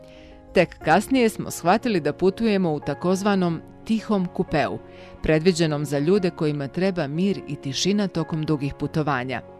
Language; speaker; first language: Bosnian; native; Bosnian